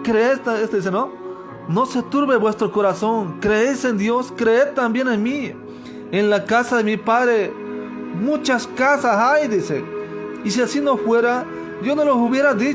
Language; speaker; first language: Spanish; native; Spanish